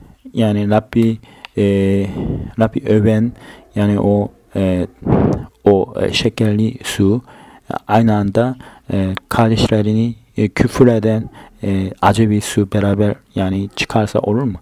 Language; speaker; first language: Turkish; non-native, fluent; Korean